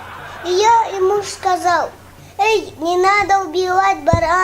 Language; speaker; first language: Russian; non-native, local second language; Tajik